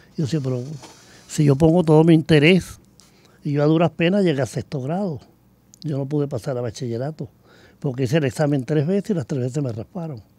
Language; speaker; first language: Spanish; native; Spanish